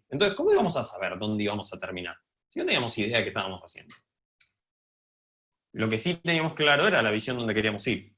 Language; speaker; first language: Spanish; native; Spanish